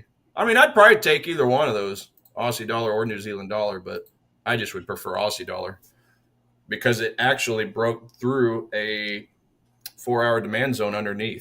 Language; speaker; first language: English; native; English